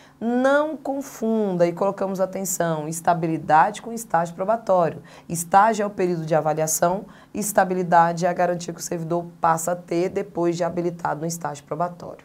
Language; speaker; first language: Portuguese; native; Portuguese